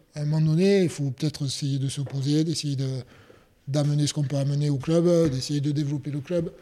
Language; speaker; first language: French; native; French